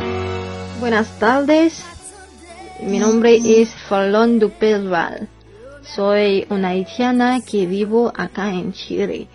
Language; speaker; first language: Spanish; non-native, local second language; Haitian Creole